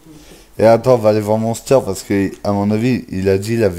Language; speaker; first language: French; native; French